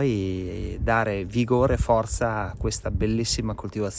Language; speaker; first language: Italian; native; Italian